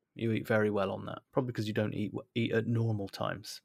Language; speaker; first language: English; native; English